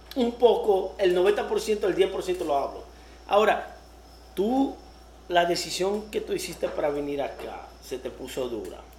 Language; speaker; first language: Spanish; early bilingual, heritage; Spanish